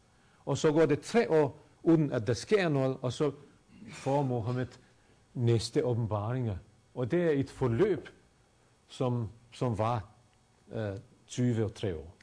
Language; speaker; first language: Danish; non-native, fluent; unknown